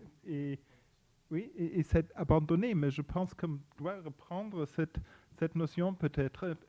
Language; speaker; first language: French; non-native, fluent; Spanish